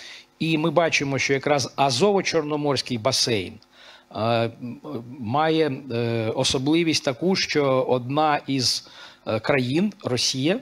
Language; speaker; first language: Ukrainian; native; Ukrainian